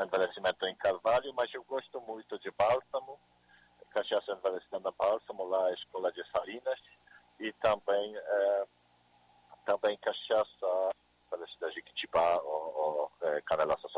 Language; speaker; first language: Portuguese; non-native, learner; Polish